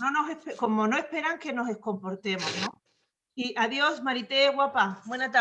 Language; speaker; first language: Spanish; native; Spanish